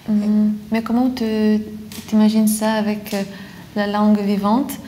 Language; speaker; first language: French; non-native, fluent; Lithuanian